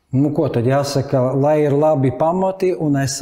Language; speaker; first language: Latvian; native; Latvian